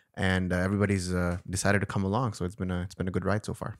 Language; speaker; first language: English; non-native, local second language; Urdu